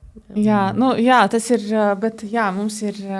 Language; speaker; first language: Latvian; non-native, local second language; Russian